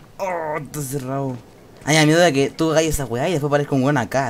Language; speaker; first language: Spanish; native; Spanish